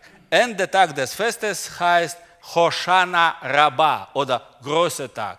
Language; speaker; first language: German; non-native, learner; Russian